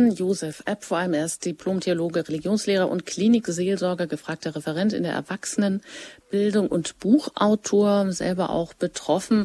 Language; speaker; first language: German; native; German